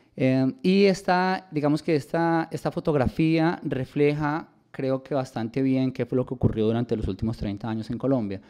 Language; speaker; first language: Spanish; native; Spanish